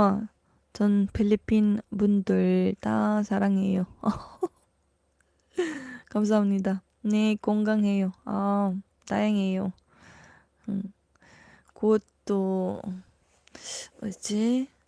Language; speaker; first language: Korean; non-native, learner; Filipino